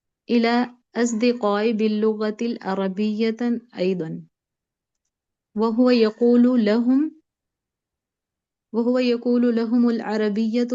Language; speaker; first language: Arabic; non-native, learner; Urdu